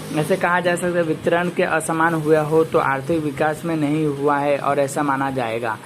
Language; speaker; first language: Hindi; non-native, local second language; Gujarati